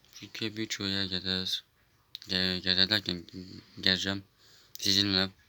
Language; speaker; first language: Turkish; early bilingual, heritage; Turkish